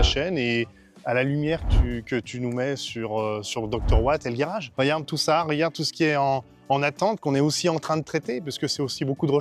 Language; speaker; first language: French; native; French